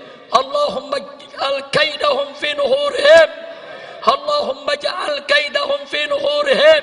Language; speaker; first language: Indonesian; native; Indonesian